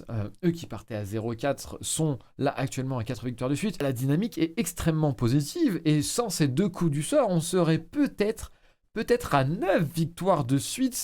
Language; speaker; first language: French; native; French